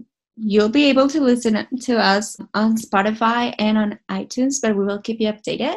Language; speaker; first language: English; non-native, fluent; Spanish